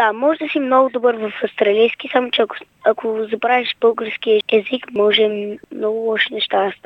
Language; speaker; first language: Bulgarian; early bilingual, heritage; Bulgarian